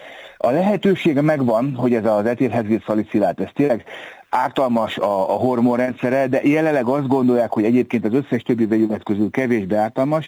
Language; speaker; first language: Hungarian; native; Hungarian